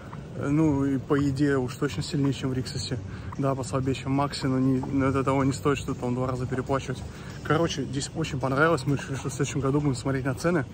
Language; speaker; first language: Russian; native; Russian